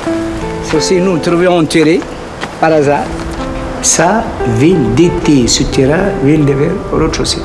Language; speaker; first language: French; non-native, learner; Arabic